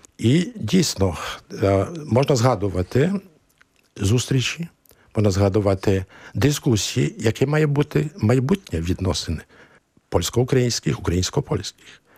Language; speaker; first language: Ukrainian; early bilingual, heritage; Ukrainian